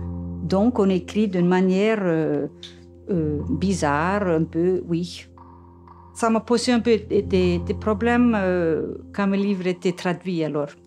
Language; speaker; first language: French; non-native, fluent; Icelandic